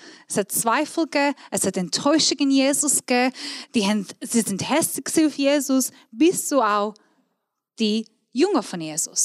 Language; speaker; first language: German; non-native, fluent; Persian